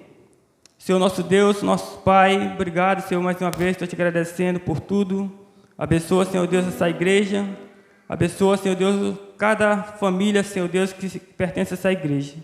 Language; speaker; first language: Portuguese; native; Portuguese